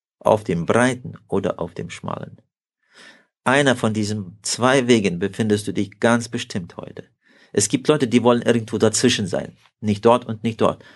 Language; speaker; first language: German; early bilingual, heritage; German